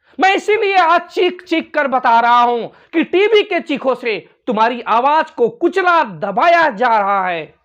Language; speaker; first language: Hindi; non-native, local second language; Bhojpuri